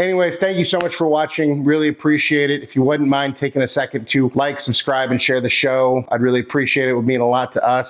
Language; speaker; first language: English; native; English